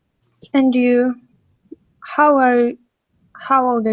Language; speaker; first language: English; non-native, learner; Russian